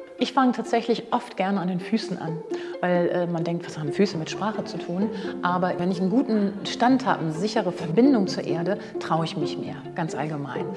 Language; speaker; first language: German; native; German